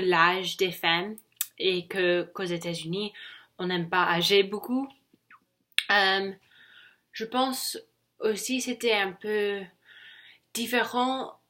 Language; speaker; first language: French; non-native, learner; English